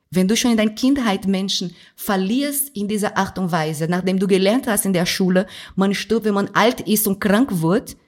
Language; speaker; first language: German; non-native, fluent; Portuguese